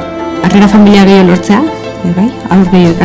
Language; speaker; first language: Basque; native; Basque